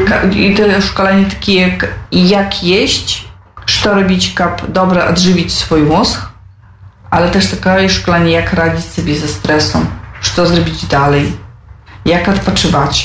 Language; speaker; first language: Polish; non-native, local second language; Belarusian